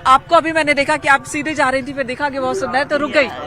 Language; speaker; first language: Hindi; native; Hindi